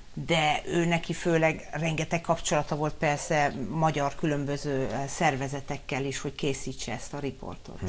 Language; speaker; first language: Hungarian; early bilingual, heritage; Hungarian